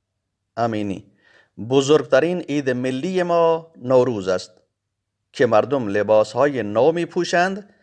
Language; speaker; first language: Persian; non-native, fluent; Urdu